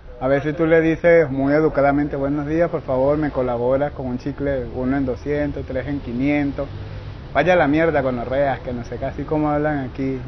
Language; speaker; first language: Spanish; native; Spanish